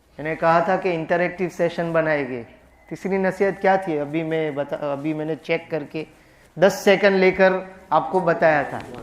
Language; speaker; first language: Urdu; non-native, fluent; Gujarati